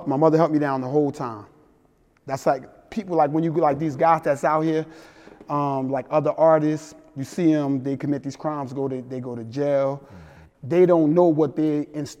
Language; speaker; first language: English; native; English